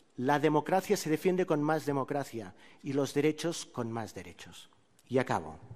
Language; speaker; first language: Spanish; non-native, local second language; Catalan